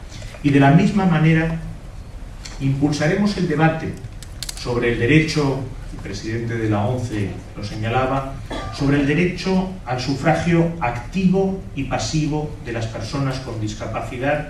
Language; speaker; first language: Spanish; native; Spanish